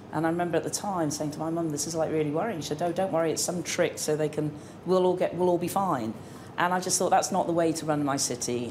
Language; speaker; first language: English; native; English